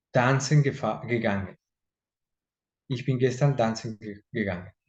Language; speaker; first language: German; non-native, fluent; Spanish